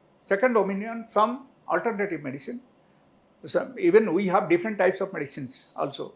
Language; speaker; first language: English; non-native, local second language; Telugu